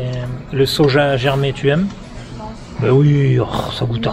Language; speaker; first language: French; native; French